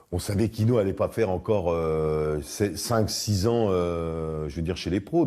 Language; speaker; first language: French; native; French